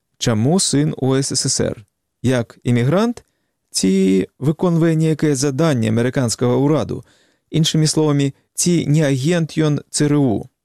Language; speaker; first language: Belarusian; native; Belarusian